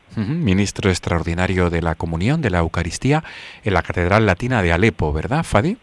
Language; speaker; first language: Spanish; native; Spanish